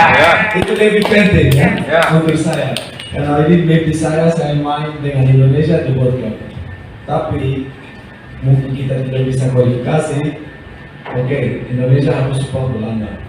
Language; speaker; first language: Indonesian; non-native, learner; Dutch